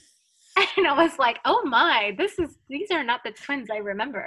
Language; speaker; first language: English; early bilingual, other home language; Filipino